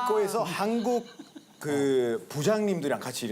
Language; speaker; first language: Korean; non-native, fluent; Spanish